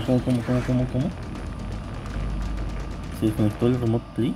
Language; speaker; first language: Spanish; native; Spanish